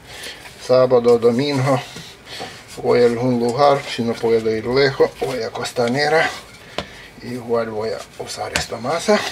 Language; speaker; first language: Spanish; non-native, fluent; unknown